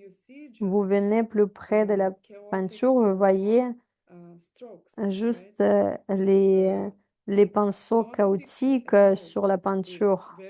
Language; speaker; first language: French; non-native, fluent; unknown